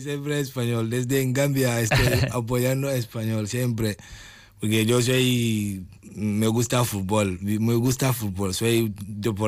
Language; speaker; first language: Spanish; non-native, learner; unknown